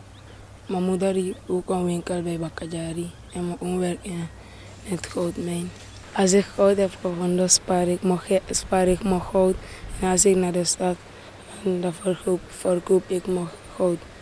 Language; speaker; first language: Dutch; non-native, local second language; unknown